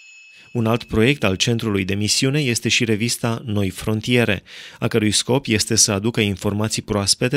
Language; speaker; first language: Romanian; native; Romanian